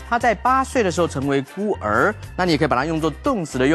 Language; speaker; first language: Chinese; native; Chinese